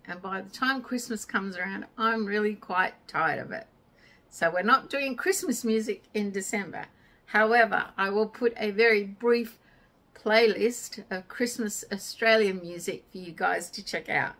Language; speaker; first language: English; native; English